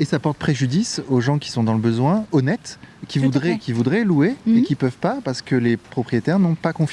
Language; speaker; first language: French; native; French